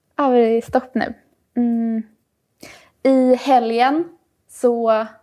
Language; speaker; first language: Swedish; early bilingual, other home language; Persian